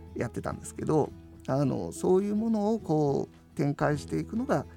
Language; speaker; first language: Japanese; native; Japanese